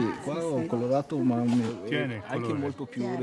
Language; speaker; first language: Italian; non-native, learner; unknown